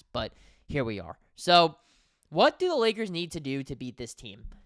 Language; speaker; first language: English; native; English